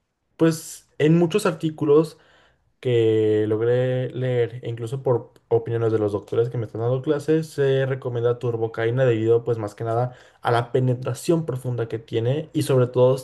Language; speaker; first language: Spanish; native; Spanish